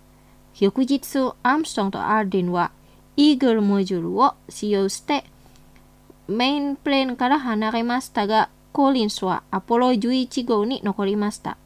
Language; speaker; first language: Japanese; non-native, fluent; Indonesian